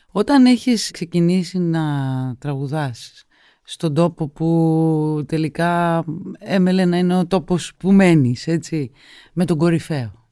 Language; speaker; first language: Greek; native; Greek